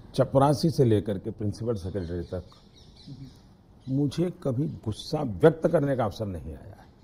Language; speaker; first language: Hindi; non-native, local second language; Gujarati